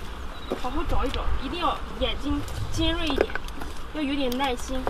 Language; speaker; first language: Chinese; native; Chinese